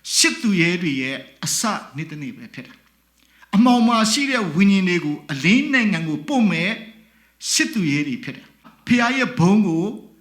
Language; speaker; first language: Burmese; non-native, local second language; S'gaw Karen